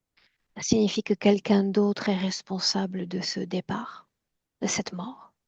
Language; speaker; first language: French; native; French